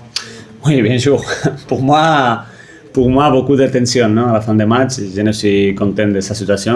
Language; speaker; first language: French; non-native, fluent; Spanish